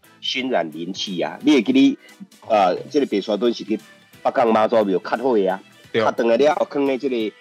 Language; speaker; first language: Chinese; native; Chinese